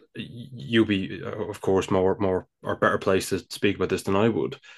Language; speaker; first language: English; native; English